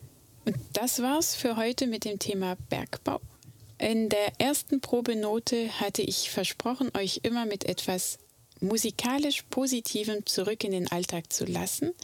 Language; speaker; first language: German; native; German